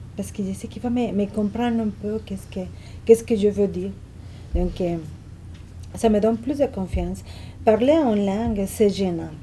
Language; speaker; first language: French; non-native, fluent; Spanish